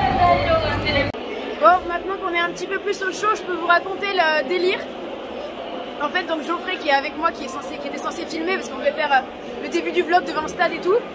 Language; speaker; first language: French; native; French